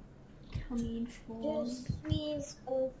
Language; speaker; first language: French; non-native, learner; English